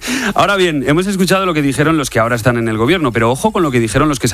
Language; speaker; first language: Spanish; native; Spanish